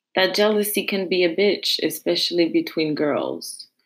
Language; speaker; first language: English; non-native, fluent; French